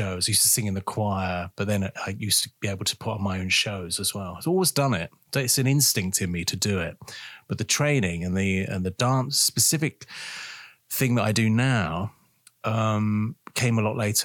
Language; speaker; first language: English; native; English